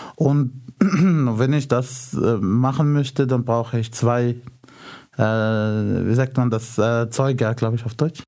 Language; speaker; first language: German; non-native, fluent; Arabic